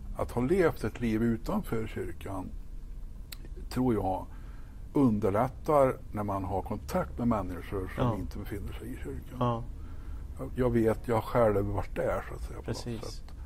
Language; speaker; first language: Swedish; native; Swedish